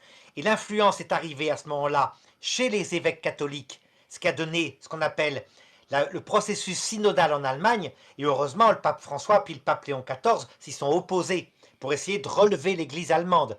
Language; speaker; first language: French; native; French